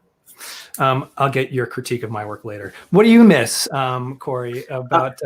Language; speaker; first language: English; native; English